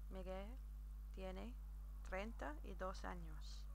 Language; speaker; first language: Spanish; non-native, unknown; English